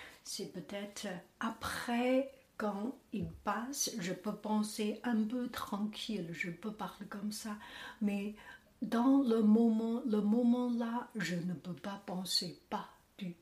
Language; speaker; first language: French; non-native, learner; Chinese